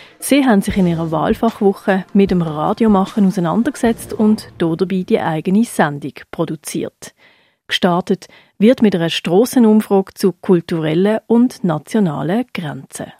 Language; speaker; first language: German; native; German